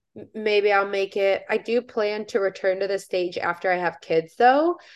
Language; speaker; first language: English; native; English